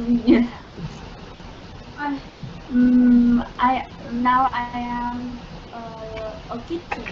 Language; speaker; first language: English; non-native, learner; Vietnamese